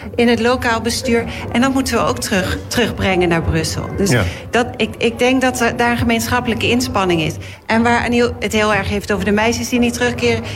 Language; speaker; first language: Dutch; native; Dutch